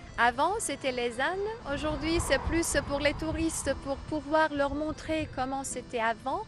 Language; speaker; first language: French; non-native, fluent; Croatian